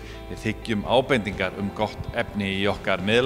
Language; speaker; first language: Icelandic; native; Icelandic